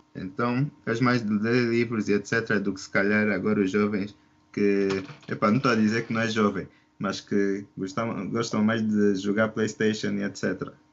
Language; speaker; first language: Portuguese; native; Portuguese